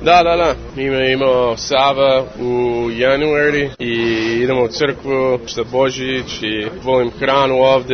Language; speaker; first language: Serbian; early bilingual, heritage; English